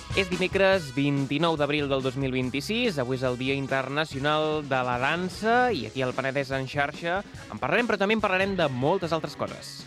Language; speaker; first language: Catalan; native; Catalan